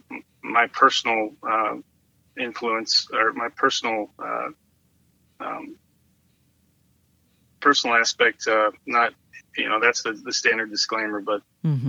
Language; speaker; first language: English; native; English